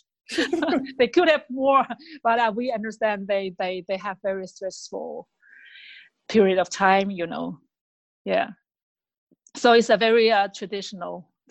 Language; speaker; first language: English; non-native, fluent; Chinese